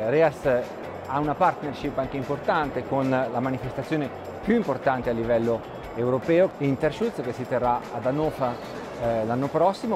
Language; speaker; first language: Italian; native; Italian